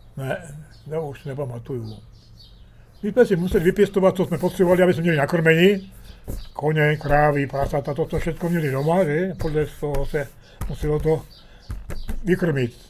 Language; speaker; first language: Czech; early bilingual, heritage; Czech